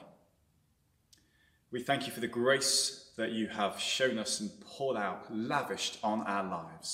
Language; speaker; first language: English; native; English